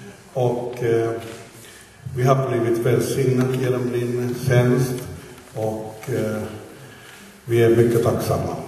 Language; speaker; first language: Swedish; non-native, fluent; Finnish